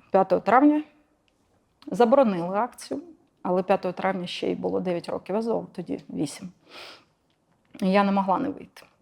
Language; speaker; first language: Ukrainian; non-native, local second language; Russian